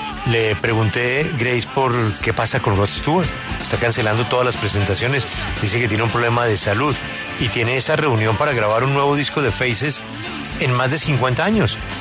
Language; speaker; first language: Spanish; native; Spanish